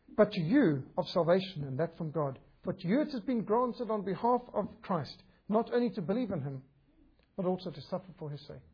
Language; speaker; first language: English; native; English